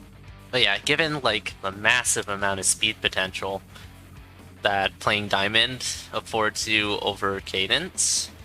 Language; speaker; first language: English; native; English